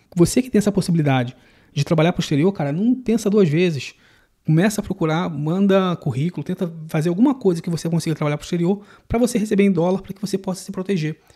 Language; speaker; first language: Portuguese; native; Portuguese